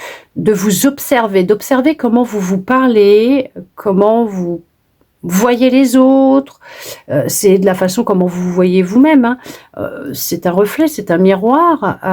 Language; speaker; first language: French; native; French